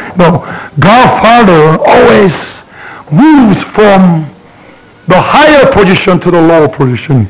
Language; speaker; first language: English; non-native, fluent; Korean